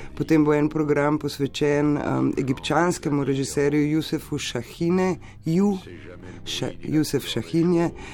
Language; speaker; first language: Slovenian; native; Slovenian